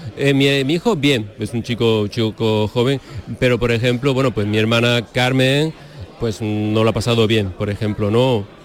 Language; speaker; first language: Spanish; native; Spanish